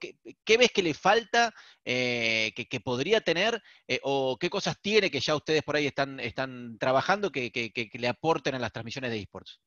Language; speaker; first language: Spanish; native; Spanish